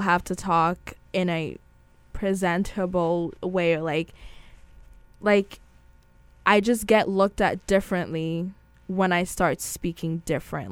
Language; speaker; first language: English; non-native, local second language; Akan